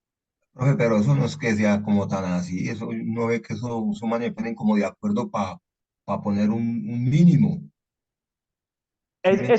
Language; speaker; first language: Spanish; native; Spanish